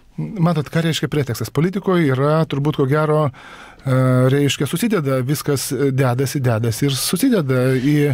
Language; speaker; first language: Lithuanian; native; Lithuanian